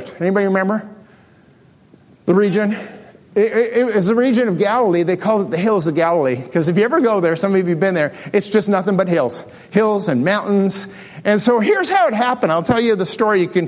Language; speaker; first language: English; native; English